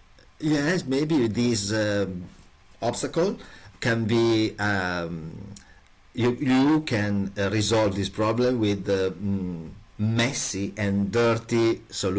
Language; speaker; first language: English; non-native, learner; Italian